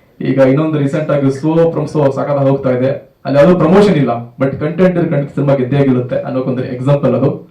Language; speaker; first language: Kannada; native; Kannada